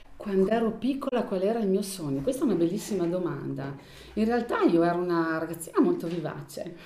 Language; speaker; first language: Italian; native; Italian